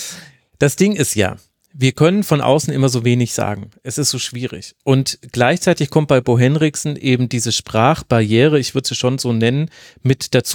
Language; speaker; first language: German; native; German